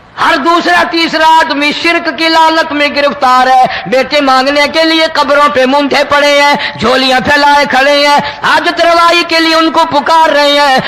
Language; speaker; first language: Urdu; non-native, local second language; Saraiki